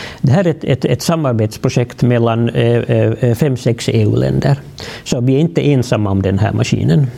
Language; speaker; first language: Swedish; native; Swedish